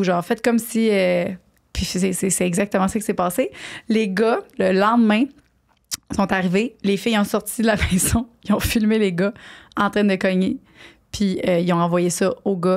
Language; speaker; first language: French; native; French